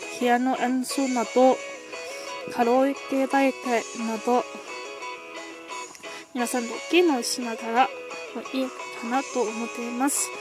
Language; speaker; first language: Japanese; non-native, learner; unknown